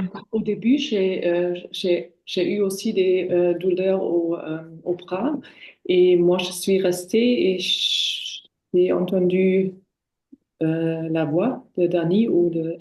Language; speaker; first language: French; non-native, fluent; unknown